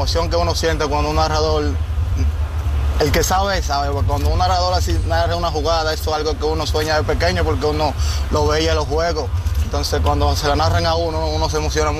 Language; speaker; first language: Spanish; native; Spanish